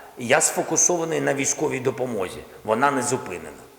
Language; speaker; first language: Ukrainian; non-native, local second language; Russian